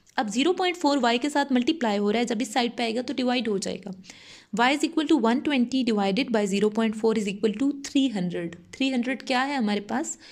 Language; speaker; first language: Urdu; non-native, local second language; Punjabi